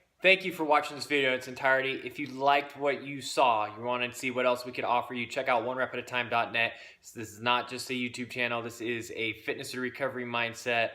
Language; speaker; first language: English; native; English